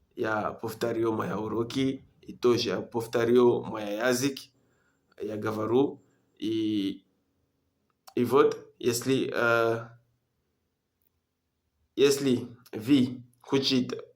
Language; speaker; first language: Russian; non-native, learner; French